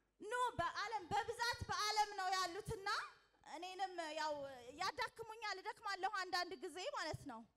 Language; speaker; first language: Amharic; native; Amharic